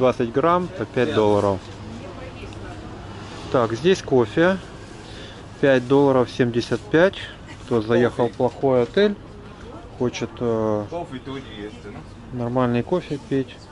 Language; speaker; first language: Russian; native; Russian